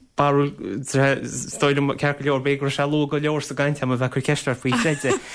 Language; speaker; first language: Irish; native; Irish